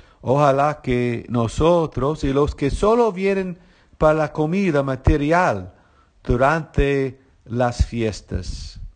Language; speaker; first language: Spanish; non-native, fluent; English